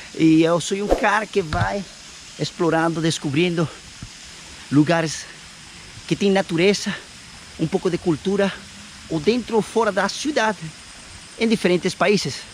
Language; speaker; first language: Portuguese; non-native, fluent; Spanish